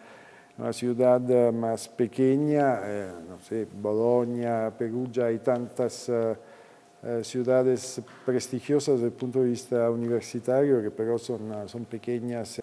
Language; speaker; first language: Spanish; non-native, fluent; Italian